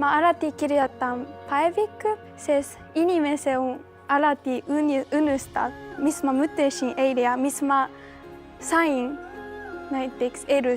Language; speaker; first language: Estonian; non-native, learner; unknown